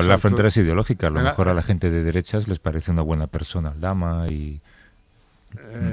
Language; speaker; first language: Spanish; native; Spanish